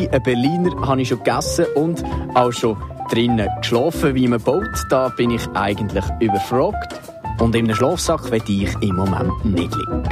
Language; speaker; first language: German; native; German